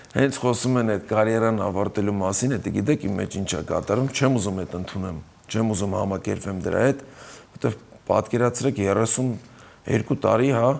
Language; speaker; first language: Armenian; early bilingual, heritage; Armenian